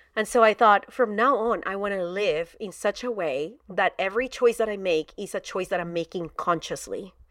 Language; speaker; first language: English; non-native, fluent; Spanish